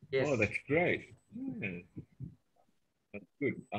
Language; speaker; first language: English; non-native, fluent; Spanish